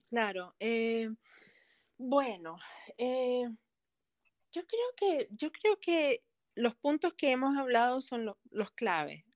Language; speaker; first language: Spanish; early bilingual, heritage; Spanish